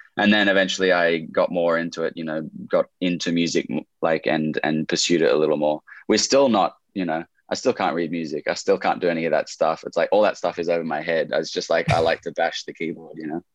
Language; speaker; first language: English; native; English